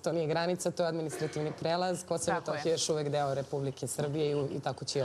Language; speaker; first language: Bosnian; native; Bosnian